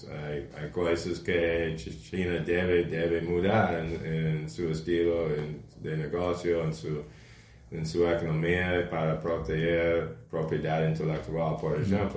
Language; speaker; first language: Portuguese; non-native, fluent; English